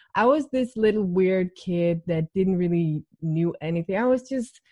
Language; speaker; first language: English; non-native, fluent; Danish